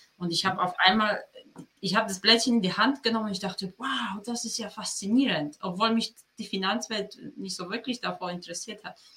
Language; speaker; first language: German; non-native, fluent; Polish